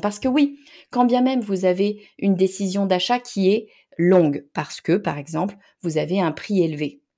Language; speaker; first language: French; native; French